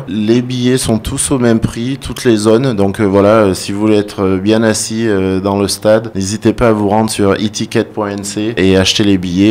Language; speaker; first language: French; native; French